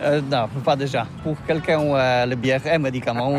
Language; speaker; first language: French; non-native, learner; Polish